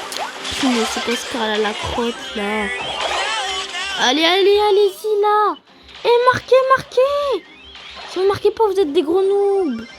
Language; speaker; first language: French; native; French